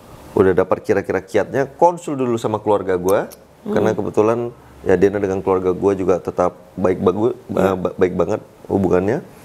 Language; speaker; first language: Indonesian; native; Indonesian